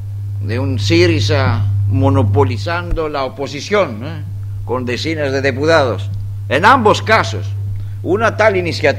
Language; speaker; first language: Spanish; non-native, fluent; Greek